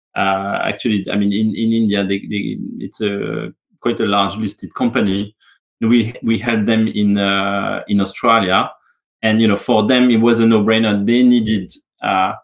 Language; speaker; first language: English; non-native, fluent; French